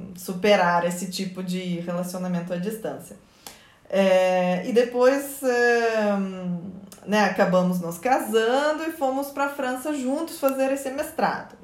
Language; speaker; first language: Portuguese; non-native, fluent; Russian